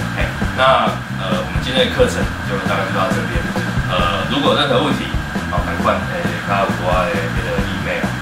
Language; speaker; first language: Chinese; native; Chinese